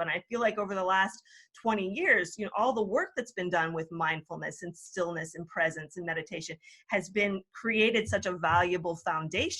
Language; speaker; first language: English; native; English